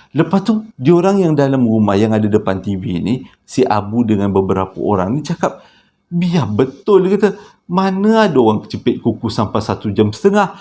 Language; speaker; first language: Malay; native; Malay